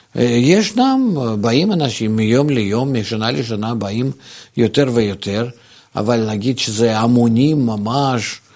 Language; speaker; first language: Hebrew; non-native, fluent; Russian